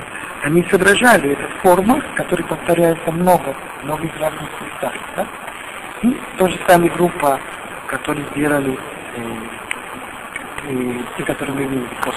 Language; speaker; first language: Russian; non-native, learner; Italian